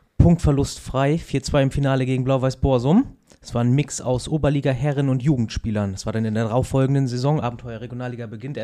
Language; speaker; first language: German; native; German